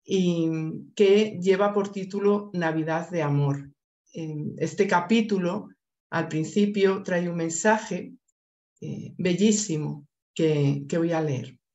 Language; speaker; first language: Spanish; native; Spanish